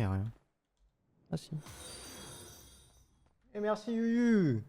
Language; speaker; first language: French; native; French